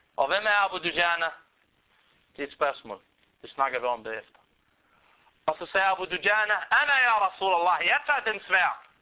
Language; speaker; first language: Danish; non-native, fluent; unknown